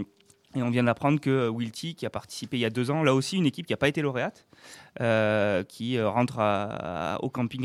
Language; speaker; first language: French; native; French